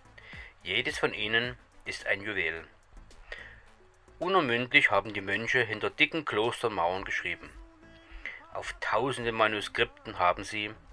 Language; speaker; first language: German; native; German